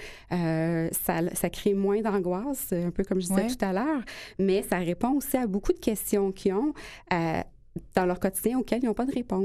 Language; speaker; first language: French; native; French